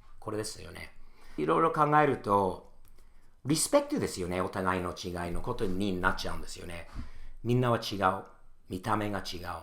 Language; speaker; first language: Japanese; non-native, fluent; English